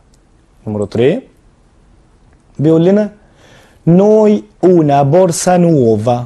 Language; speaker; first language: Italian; non-native, fluent; Arabic